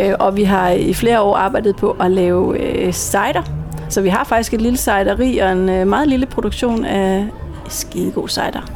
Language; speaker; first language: Danish; native; Danish